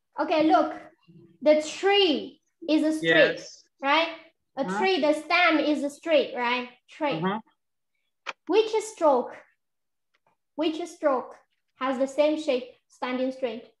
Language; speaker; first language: English; non-native, fluent; Chinese